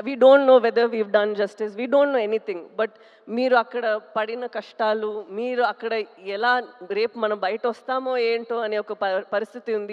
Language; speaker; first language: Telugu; non-native, local second language; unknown